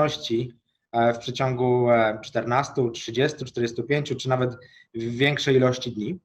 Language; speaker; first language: Polish; native; Polish